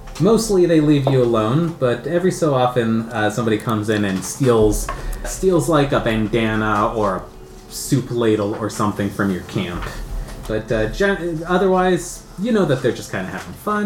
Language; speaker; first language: English; native; English